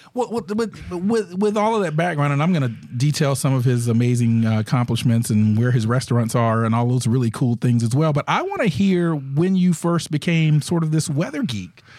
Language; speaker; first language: English; native; English